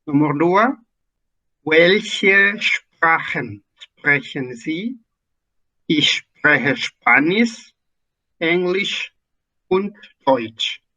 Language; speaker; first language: German; non-native, fluent; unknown